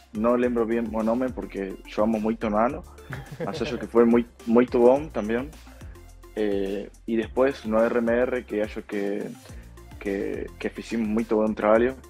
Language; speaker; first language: Portuguese; non-native, fluent; Spanish